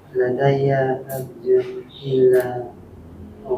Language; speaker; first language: Arabic; non-native, learner; Filipino